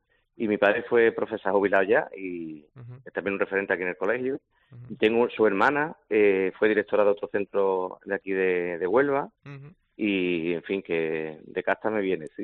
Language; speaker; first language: Spanish; native; Spanish